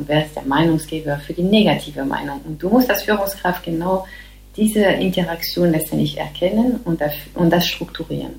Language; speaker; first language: German; non-native, fluent; French